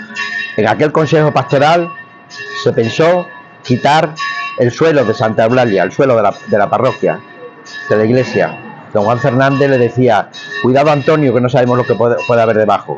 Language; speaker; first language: Spanish; native; Spanish